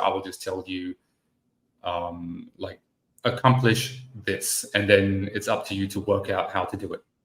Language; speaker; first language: English; native; English